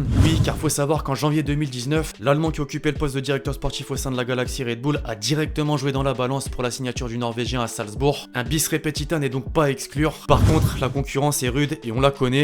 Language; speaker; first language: French; native; French